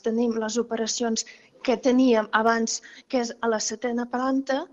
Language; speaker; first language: Catalan; non-native, fluent; Ukrainian